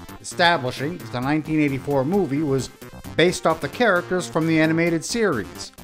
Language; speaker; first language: English; native; English